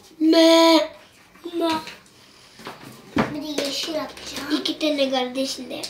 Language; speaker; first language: Turkish; early bilingual, heritage; Turkish